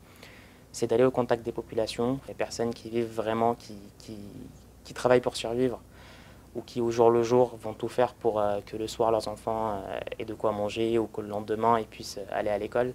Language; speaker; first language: French; early bilingual, other home language; Arabic